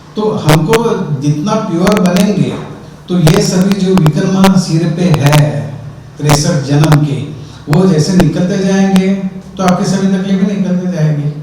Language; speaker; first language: Hindi; non-native, local second language; Marathi